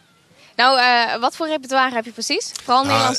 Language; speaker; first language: Dutch; native; Dutch